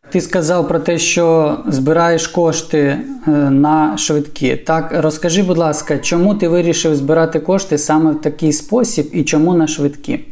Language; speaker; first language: Ukrainian; native; Ukrainian